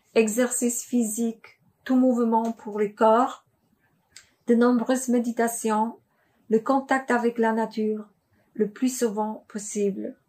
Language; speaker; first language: French; non-native, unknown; Polish